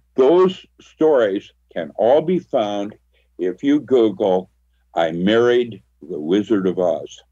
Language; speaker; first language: English; early bilingual, other home language; Filipino